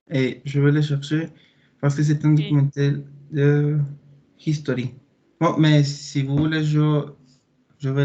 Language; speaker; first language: French; non-native, learner; Spanish